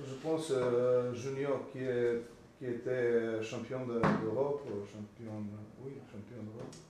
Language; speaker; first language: French; non-native, learner; Slovenian